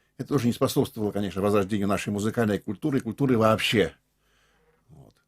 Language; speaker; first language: Russian; non-native, local second language; Crimean Tatar